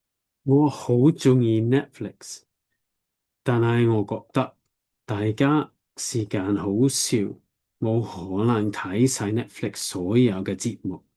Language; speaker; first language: Cantonese; non-native, learner; English